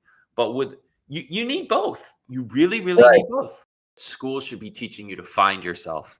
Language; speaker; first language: English; native; English